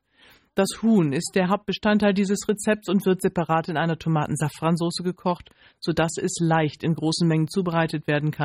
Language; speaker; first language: German; native; German